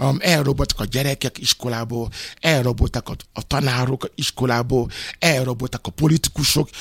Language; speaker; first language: Hungarian; non-native, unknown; Yoruba